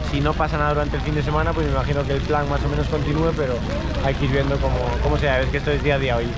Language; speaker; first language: Spanish; native; Spanish